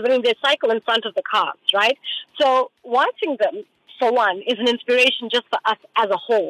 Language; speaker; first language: English; non-native, local second language; Tswana